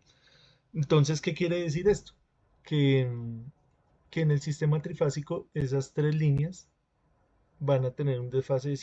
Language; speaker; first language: Spanish; native; Spanish